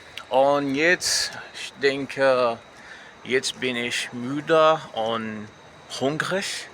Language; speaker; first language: German; non-native, learner; Portuguese